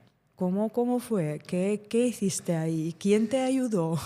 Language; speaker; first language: Spanish; non-native, fluent; Ukrainian